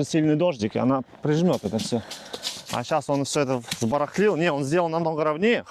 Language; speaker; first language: Russian; native; Russian